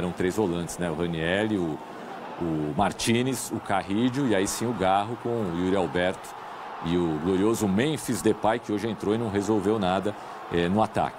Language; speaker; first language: Portuguese; native; Portuguese